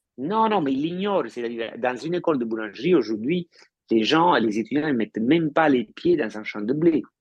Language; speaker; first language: French; non-native, fluent; Italian